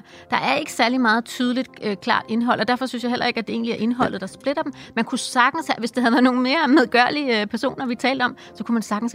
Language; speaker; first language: Danish; native; Danish